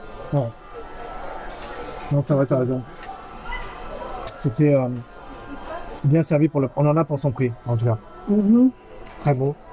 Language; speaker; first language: French; native; French